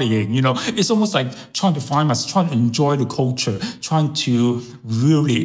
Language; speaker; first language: English; early bilingual, other home language; Chinese